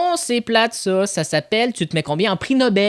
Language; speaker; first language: French; native; French